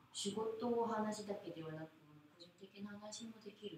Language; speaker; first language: Japanese; non-native, fluent; Korean